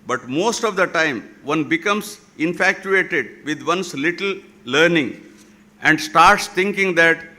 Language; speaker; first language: English; non-native, local second language; Kannada